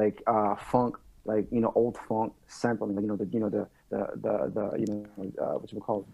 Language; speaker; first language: English; non-native, fluent; French